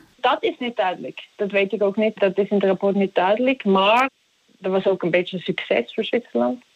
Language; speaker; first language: Dutch; non-native, fluent; Swiss German